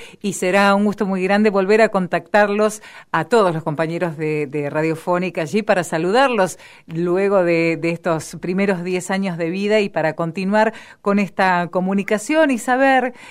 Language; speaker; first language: Spanish; native; Spanish